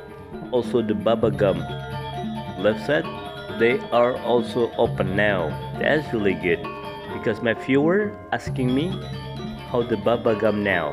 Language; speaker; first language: English; non-native, learner; Indonesian